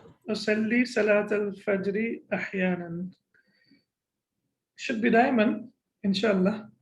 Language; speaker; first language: Arabic; non-native, fluent; English